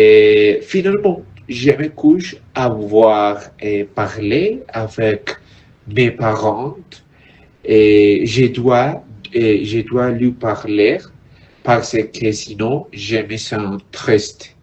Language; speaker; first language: French; non-native, learner; Spanish